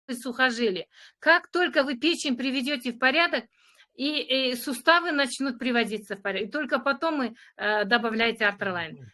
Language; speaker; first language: Russian; non-native, local second language; Kazakh